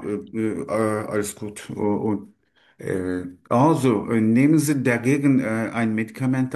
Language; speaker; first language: German; non-native, learner; Turkish